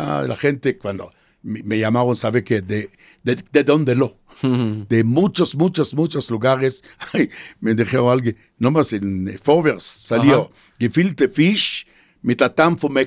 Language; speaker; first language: Spanish; non-native, fluent; Hebrew